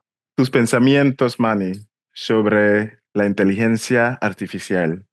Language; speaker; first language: Spanish; non-native, fluent; English